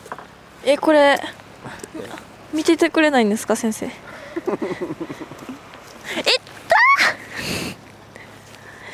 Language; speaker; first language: Japanese; native; Japanese